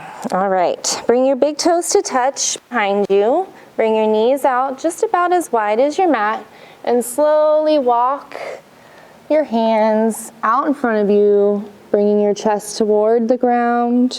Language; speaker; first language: English; native; English